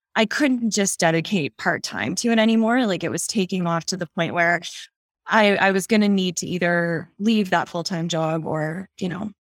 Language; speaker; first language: English; native; English